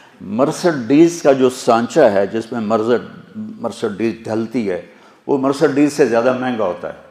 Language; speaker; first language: Urdu; non-native, local second language; Punjabi